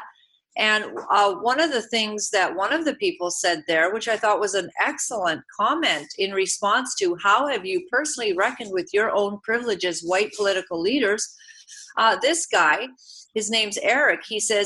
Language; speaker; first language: English; native; English